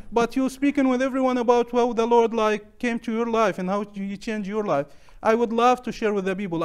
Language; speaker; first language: English; non-native, learner; Arabic